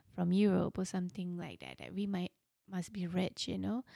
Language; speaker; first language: English; non-native, local second language; Malay